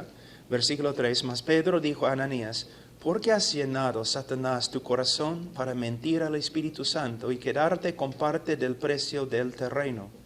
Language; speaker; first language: Spanish; non-native, fluent; English